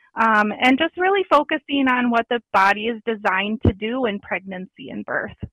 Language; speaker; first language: English; native; English